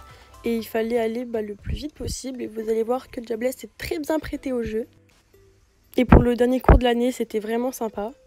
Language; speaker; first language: French; native; French